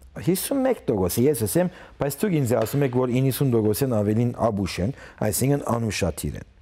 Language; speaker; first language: Armenian; early bilingual, heritage; Armenian